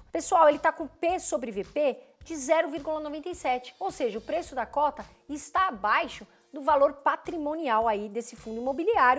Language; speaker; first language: Portuguese; native; Portuguese